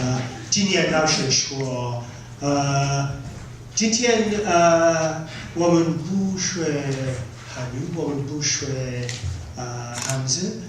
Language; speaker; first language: Chinese; non-native, learner; English